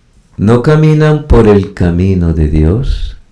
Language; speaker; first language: Spanish; native; Spanish